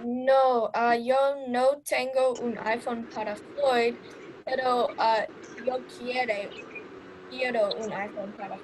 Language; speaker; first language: Spanish; non-native, learner; English